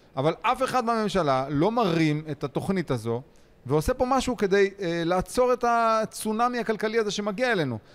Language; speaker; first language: Hebrew; native; Hebrew